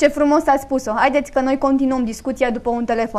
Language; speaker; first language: Romanian; native; Romanian